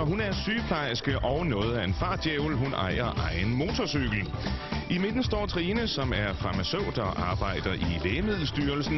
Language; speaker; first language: Danish; native; Danish